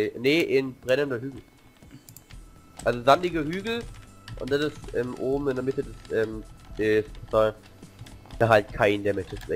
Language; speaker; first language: German; native; German